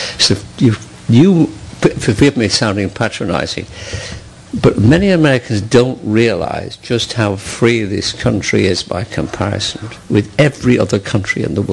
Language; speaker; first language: English; native; English